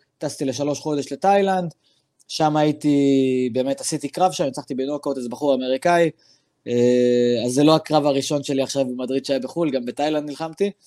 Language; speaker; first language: Hebrew; non-native, local second language; Arabic